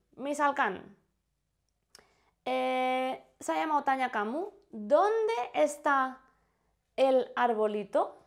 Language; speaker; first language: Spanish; non-native, fluent; Indonesian